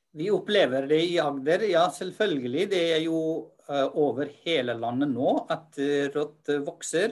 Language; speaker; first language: Norwegian; non-native, fluent; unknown